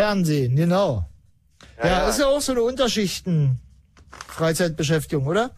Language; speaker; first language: German; native; German